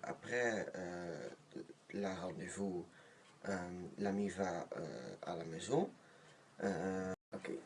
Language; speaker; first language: French; non-native, learner; Dutch